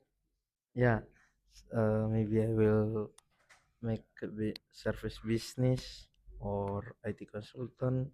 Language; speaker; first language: English; non-native, learner; Indonesian